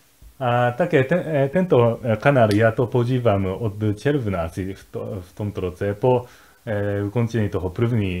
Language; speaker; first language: Czech; non-native, fluent; Japanese